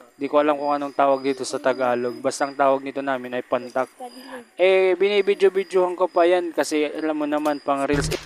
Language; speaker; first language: Filipino; non-native, local second language; Waray